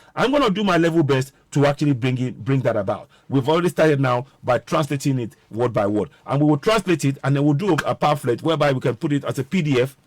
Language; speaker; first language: English; non-native, local second language; Yoruba